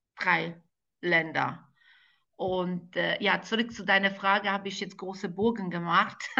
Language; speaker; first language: German; non-native, fluent; Serbian